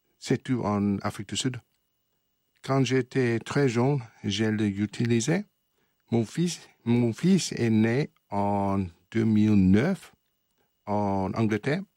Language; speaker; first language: French; non-native, fluent; English